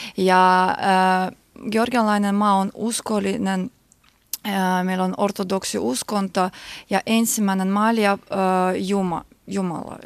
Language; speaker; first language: Finnish; non-native, learner; Georgian